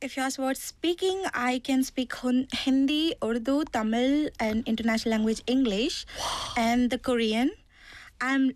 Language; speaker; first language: English; non-native, local second language; Tamil